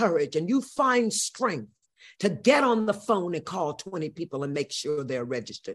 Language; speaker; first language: English; native; English